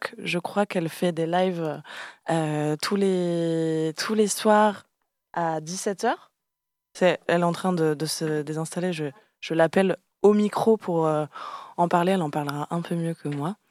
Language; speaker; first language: French; native; French